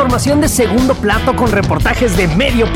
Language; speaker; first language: Spanish; native; Spanish